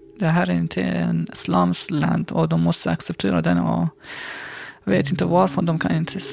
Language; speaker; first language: Swedish; non-native, learner; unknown